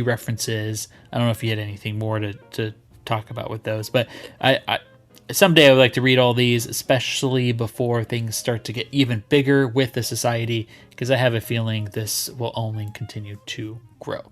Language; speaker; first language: English; native; English